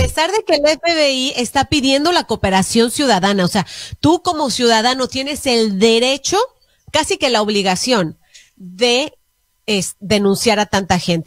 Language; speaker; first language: Spanish; native; Spanish